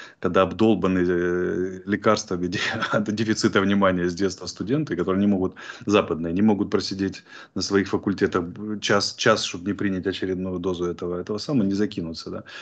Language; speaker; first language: Russian; native; Russian